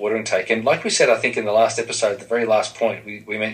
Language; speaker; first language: English; native; English